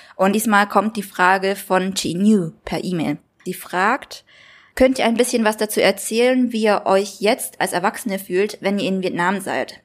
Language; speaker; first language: German; early bilingual, other home language; Vietnamese